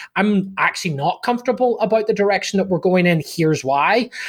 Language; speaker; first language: English; native; English